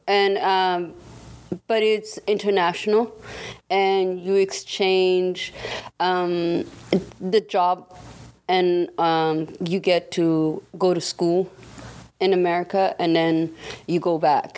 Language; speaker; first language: English; non-native, fluent; German